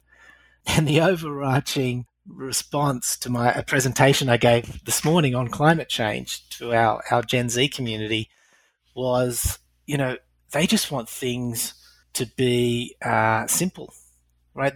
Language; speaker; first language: English; native; English